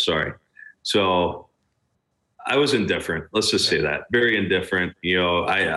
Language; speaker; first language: English; native; English